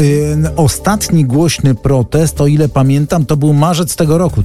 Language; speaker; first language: Polish; native; Polish